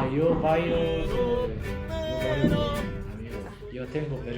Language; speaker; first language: Spanish; non-native, learner; Korean